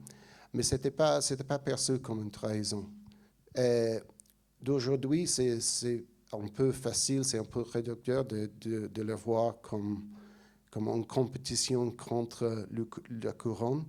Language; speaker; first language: French; non-native, fluent; English